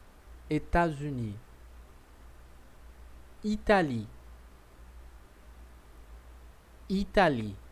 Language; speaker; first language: French; non-native, learner; Portuguese